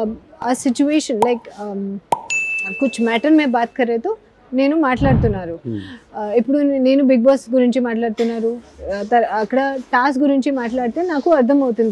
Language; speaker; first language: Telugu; non-native, learner; Hindi